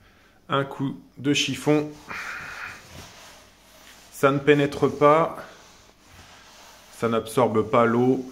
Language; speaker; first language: French; native; French